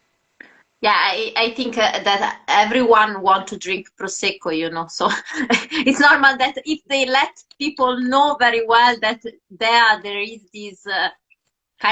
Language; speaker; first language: English; non-native, fluent; Italian